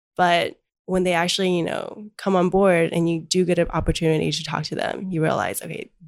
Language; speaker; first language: English; early bilingual, other home language; Chinese